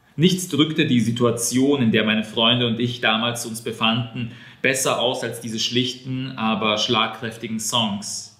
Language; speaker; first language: German; non-native, fluent; Serbian